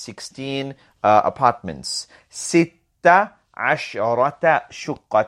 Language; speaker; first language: Arabic; non-native, fluent; English